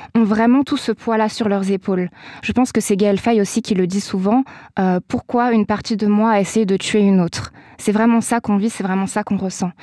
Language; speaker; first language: French; native; French